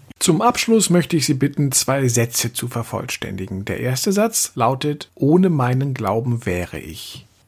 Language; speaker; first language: German; native; German